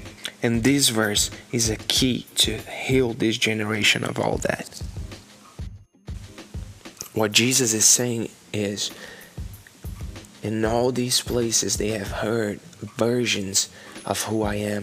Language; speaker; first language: English; non-native, fluent; Portuguese